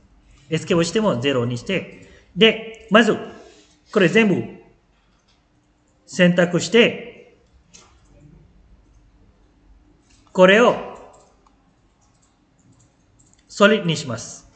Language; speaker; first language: Japanese; non-native, fluent; Malay